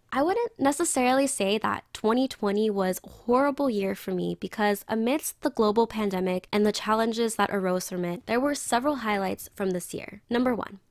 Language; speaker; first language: English; native; English